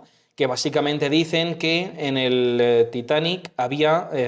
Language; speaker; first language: Spanish; native; Spanish